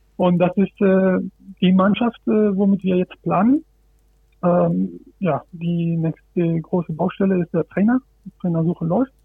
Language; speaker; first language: German; non-native, fluent; Spanish